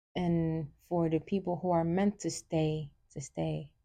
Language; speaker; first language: English; early bilingual, other home language; Wolof